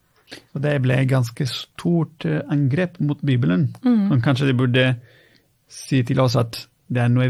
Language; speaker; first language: Norwegian; non-native, fluent; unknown